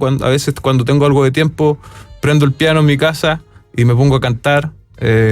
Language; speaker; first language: Spanish; native; Spanish